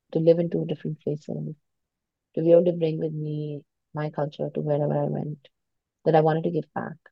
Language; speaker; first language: English; non-native, local second language; Hindi